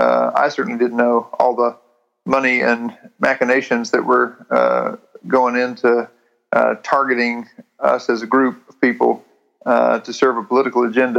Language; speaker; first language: English; native; English